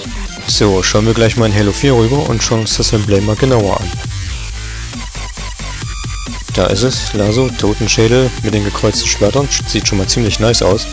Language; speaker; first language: German; native; German